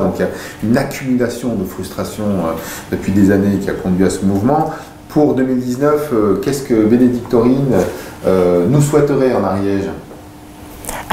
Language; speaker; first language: French; native; French